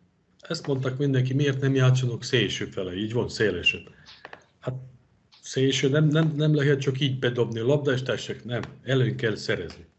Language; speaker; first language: Hungarian; non-native, fluent; Serbian